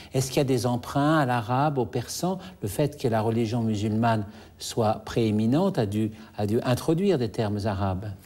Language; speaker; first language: French; native; French